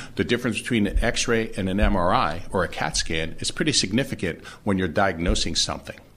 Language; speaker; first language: English; native; English